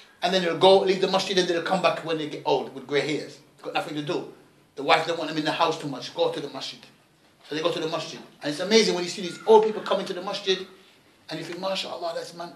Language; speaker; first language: English; native; English